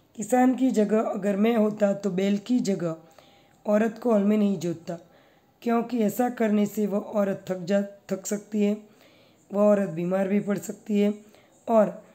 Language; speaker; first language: Hindi; non-native, local second language; Gujarati